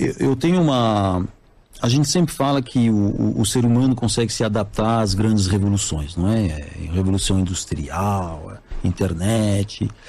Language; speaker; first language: Portuguese; non-native, fluent; French